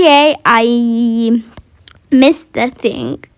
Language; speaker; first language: English; non-native, learner; Arabic